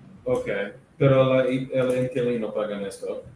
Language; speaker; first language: Spanish; non-native, learner; English